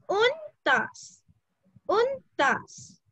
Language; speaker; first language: French; non-native, learner; Hindi